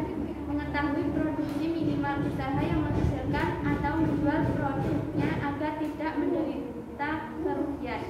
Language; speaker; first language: Indonesian; native; Indonesian